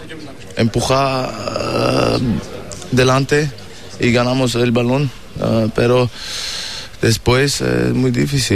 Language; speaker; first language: Spanish; non-native, learner; German